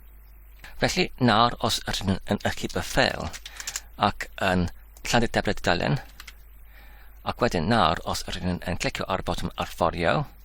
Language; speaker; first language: Welsh; non-native, learner; English